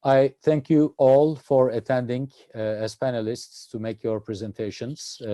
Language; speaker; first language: English; non-native, fluent; Turkish